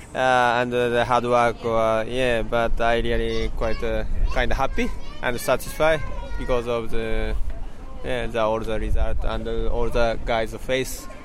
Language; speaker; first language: English; non-native, learner; Japanese